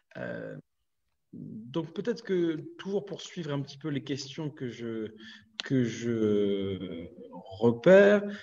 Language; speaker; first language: French; native; French